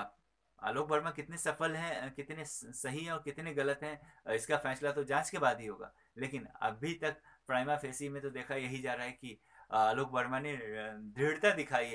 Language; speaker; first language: Hindi; native; Hindi